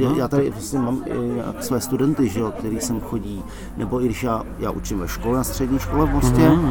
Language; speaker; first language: Czech; native; Czech